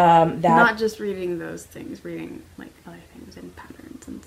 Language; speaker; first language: English; native; English